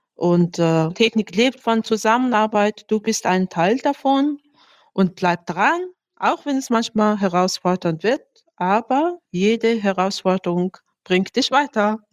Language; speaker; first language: German; non-native, fluent; Mongolian